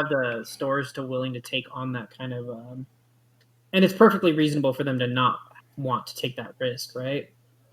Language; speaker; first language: English; native; English